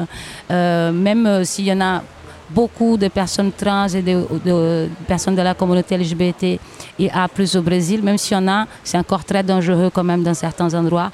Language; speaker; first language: French; non-native, fluent; Portuguese